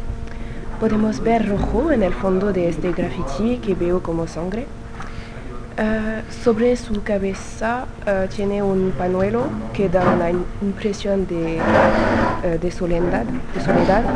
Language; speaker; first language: Spanish; non-native, learner; French